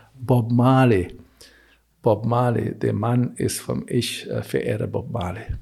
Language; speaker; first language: German; non-native, fluent; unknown